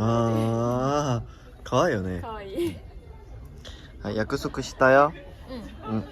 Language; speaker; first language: Japanese; non-native, learner; Korean